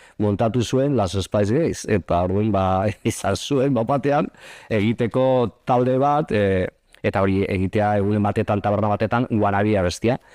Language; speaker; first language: Basque; non-native, local second language; Spanish